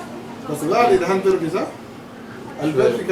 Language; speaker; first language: Arabic; non-native, learner; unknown